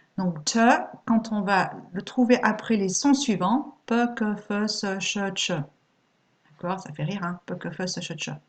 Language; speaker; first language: French; native; French